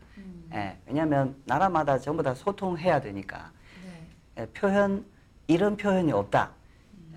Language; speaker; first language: Korean; non-native, fluent; Chinese